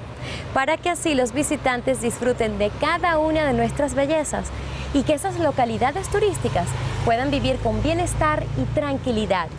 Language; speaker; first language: Spanish; native; Spanish